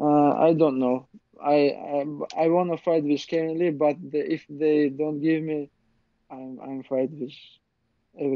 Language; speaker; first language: English; non-native, learner; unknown